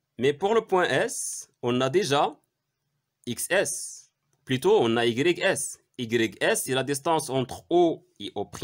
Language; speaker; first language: French; non-native, local second language; Arabic